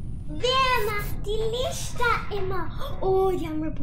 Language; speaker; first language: German; non-native, learner; English